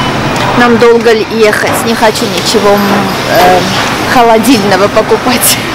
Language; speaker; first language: Russian; non-native, fluent; Armenian